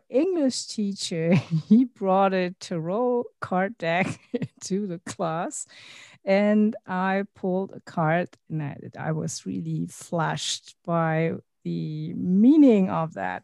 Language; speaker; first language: English; non-native, fluent; German